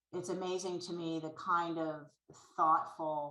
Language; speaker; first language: English; native; English